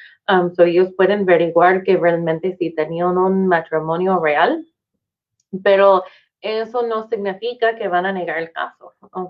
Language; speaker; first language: Spanish; non-native, fluent; English